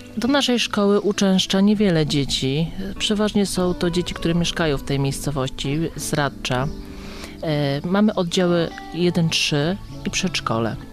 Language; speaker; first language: Polish; native; Polish